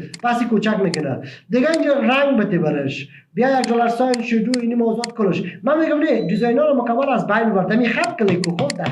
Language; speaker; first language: Persian; native; Persian